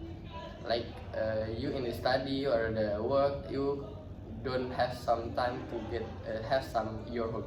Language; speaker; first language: English; non-native, learner; Indonesian